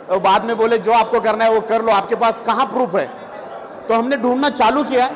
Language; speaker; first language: Hindi; non-native, local second language; Marathi